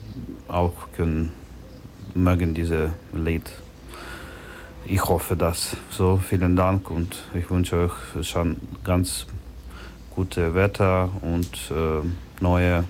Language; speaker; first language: German; non-native, learner; Ukrainian